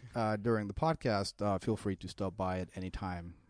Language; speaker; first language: English; non-native, fluent; Spanish